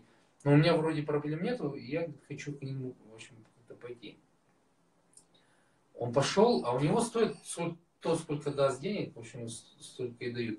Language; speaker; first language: Russian; native; Russian